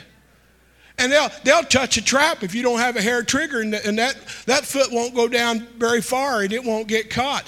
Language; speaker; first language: English; native; English